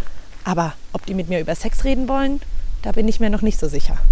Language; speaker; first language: German; native; German